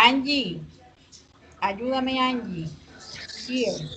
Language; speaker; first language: English; non-native, fluent; Spanish